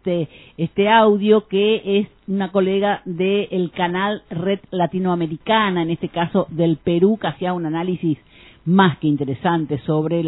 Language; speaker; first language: Spanish; native; Spanish